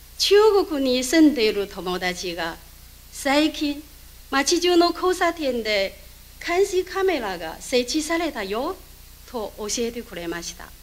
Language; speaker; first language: Japanese; non-native, learner; Chinese